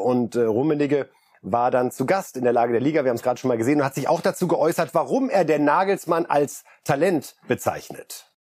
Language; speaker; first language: German; native; German